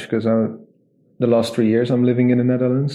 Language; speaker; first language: English; non-native, fluent; Dutch